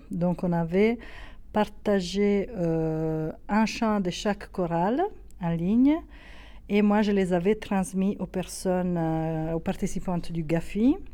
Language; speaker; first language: French; native; French